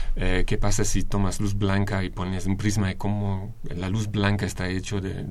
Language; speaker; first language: Spanish; non-native, fluent; English